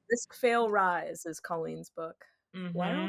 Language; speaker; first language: English; native; English